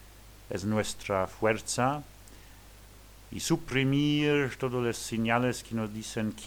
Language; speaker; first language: Spanish; non-native, learner; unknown